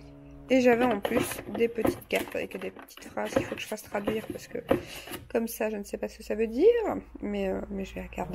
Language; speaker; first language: French; native; French